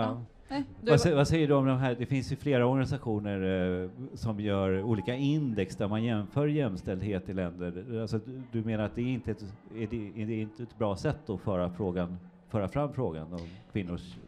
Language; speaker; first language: Swedish; native; Swedish